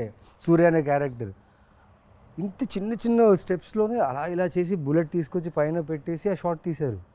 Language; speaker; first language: Telugu; native; Telugu